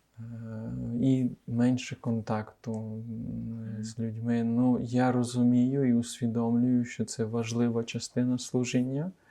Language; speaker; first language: Ukrainian; native; Ukrainian